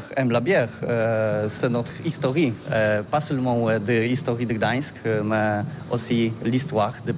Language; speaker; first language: French; non-native, learner; Polish